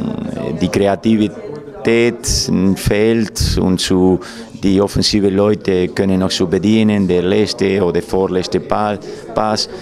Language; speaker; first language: German; non-native, fluent; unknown